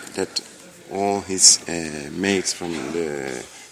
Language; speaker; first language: English; non-native, learner; Spanish